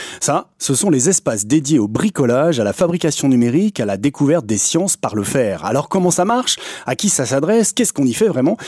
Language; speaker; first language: French; native; French